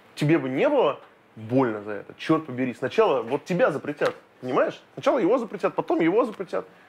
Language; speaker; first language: Russian; native; Russian